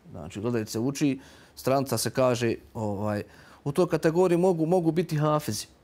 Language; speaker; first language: Croatian; native; Croatian